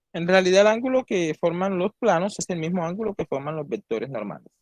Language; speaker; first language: Spanish; native; Spanish